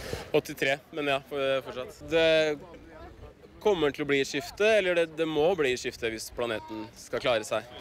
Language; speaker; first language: Norwegian; native; Norwegian